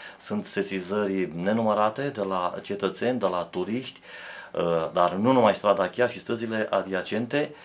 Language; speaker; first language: Romanian; native; Romanian